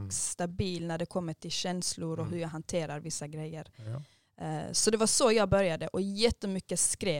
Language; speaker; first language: Swedish; early bilingual, other home language; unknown